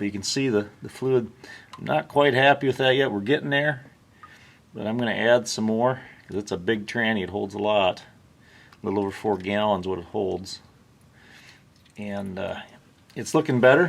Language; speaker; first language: English; native; English